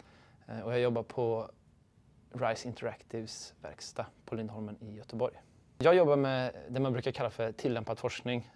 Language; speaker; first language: Swedish; native; Swedish